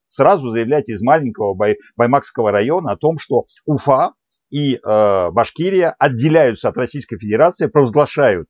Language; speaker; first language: Russian; native; Russian